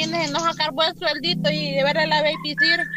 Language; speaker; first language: Spanish; native; Spanish